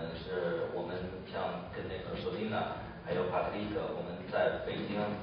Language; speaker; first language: Chinese; native; Chinese